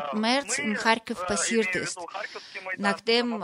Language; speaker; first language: German; non-native, fluent; Russian